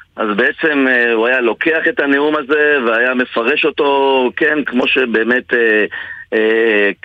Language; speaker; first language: Hebrew; native; Hebrew